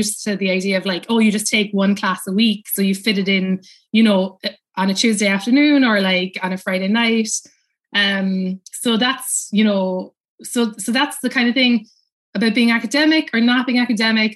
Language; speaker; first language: English; native; English